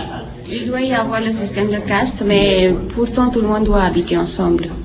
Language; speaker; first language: French; non-native, learner; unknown